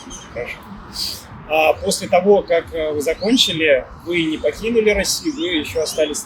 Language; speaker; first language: Russian; native; Russian